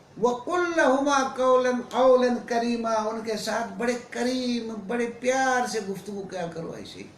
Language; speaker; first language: Urdu; non-native, local second language; Sindhi